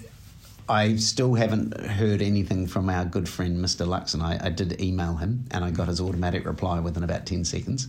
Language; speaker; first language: English; native; English